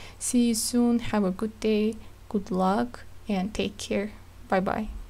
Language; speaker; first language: English; non-native, fluent; Azerbaijani